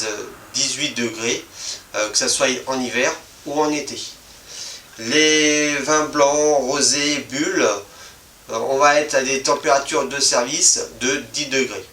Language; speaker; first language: French; native; French